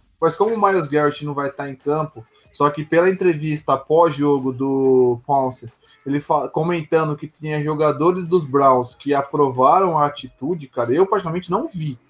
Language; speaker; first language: Portuguese; native; Portuguese